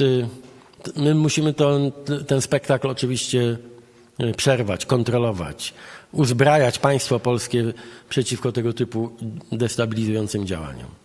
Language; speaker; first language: Polish; native; Polish